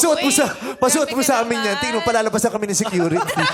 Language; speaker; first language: Filipino; native; Filipino